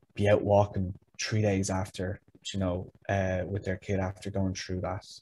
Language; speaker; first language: English; native; English